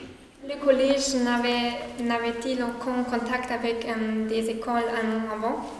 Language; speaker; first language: French; non-native, learner; German